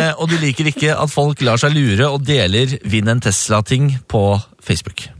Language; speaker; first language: Norwegian; native; Norwegian